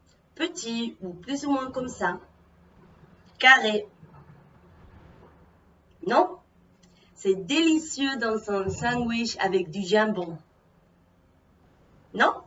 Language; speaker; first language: French; non-native, fluent; Spanish